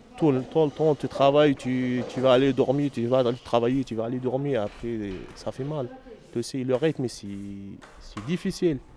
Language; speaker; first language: French; non-native, learner; Arabic